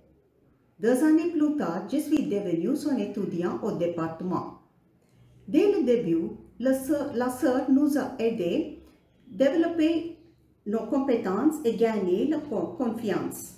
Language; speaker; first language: French; non-native, fluent; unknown